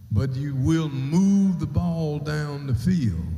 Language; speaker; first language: English; native; English